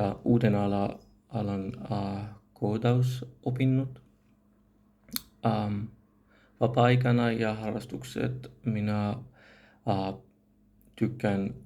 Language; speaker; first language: Finnish; non-native, learner; Arabic